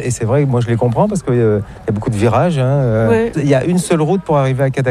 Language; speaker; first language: French; native; French